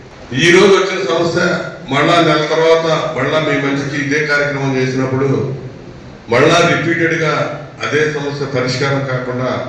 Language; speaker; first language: Telugu; native; Telugu